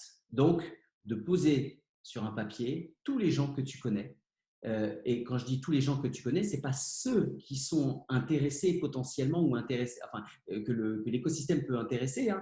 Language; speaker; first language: French; native; French